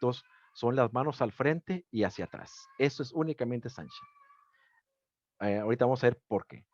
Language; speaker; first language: Spanish; native; Spanish